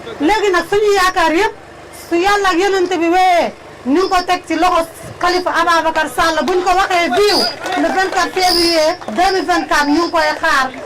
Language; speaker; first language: Wolof; native; Wolof